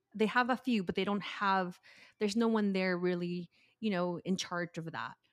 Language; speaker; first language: English; early bilingual, other home language; Spanish